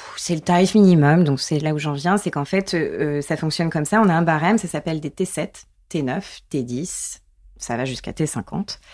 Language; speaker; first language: French; native; French